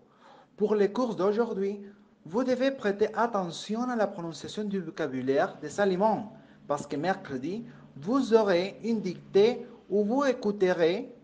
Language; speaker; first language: French; non-native, fluent; Spanish